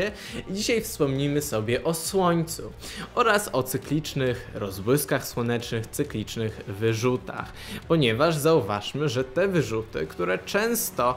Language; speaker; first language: Polish; native; Polish